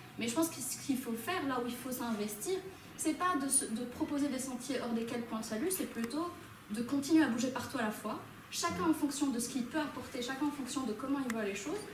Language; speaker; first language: French; non-native, local second language; Arabic